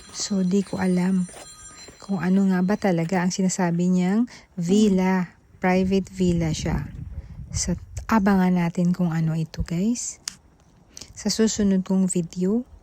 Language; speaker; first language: Filipino; non-native, local second language; Cebuano